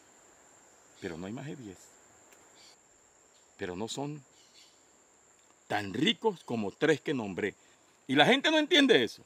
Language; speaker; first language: Spanish; native; Spanish